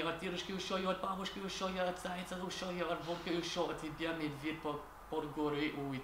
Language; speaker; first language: Russian; non-native, learner; English